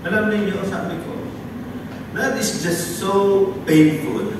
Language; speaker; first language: English; non-native, local second language; Filipino